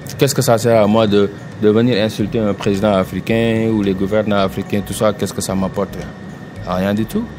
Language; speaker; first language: French; non-native, local second language; Wolof